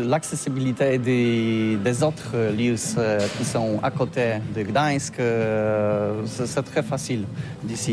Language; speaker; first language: French; non-native, learner; Polish